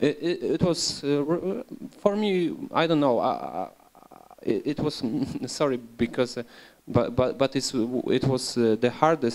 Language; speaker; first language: English; non-native, learner; Polish